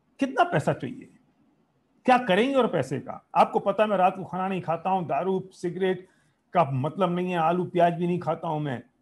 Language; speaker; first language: Hindi; native; Hindi